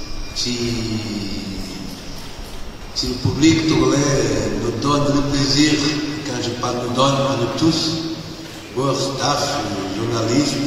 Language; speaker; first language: French; non-native, learner; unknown